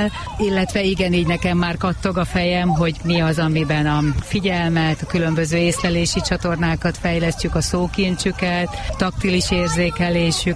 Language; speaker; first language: Hungarian; native; Hungarian